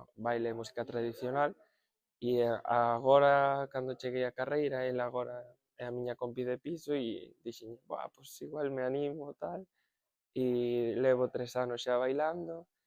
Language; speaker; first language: Galician; non-native, local second language; Spanish